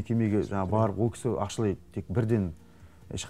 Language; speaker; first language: Kazakh; native; Kazakh